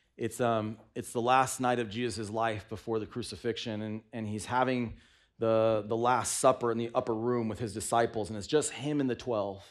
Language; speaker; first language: English; native; English